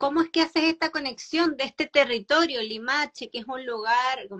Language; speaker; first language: Spanish; native; Spanish